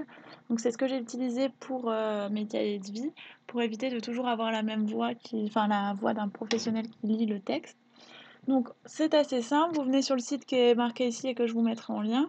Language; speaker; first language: French; native; French